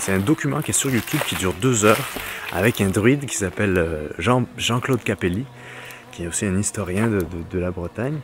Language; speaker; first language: French; native; French